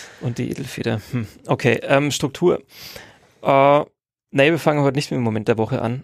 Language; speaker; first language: German; native; German